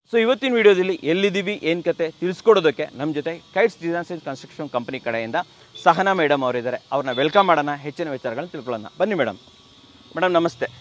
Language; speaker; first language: Kannada; native; Kannada